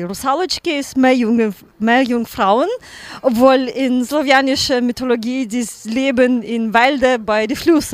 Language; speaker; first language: German; non-native, learner; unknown